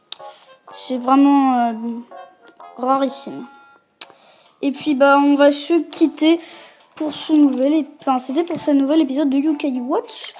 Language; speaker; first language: French; native; French